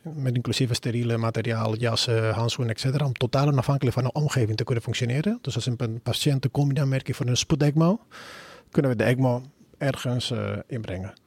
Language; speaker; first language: Dutch; non-native, fluent; Spanish